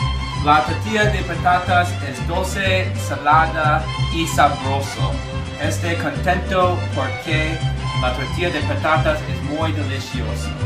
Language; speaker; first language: Spanish; non-native, learner; English